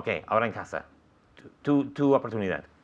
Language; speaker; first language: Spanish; non-native, fluent; English